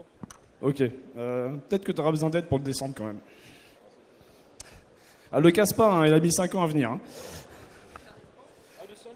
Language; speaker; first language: French; native; French